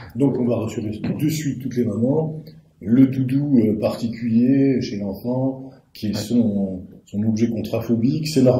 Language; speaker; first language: French; native; French